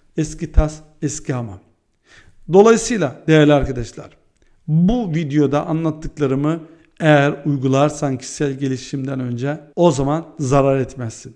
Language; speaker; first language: Turkish; early bilingual, heritage; Turkish